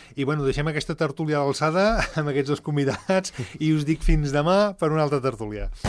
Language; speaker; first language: Catalan; native; Catalan